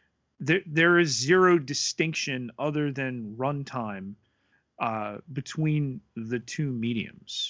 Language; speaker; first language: English; native; English